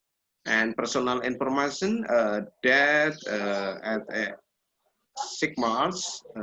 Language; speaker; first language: English; non-native, learner; Indonesian